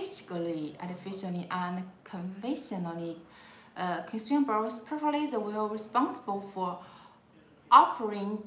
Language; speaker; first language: English; non-native, learner; Chinese